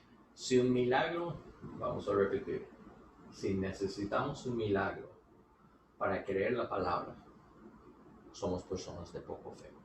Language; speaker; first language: Spanish; non-native, learner; English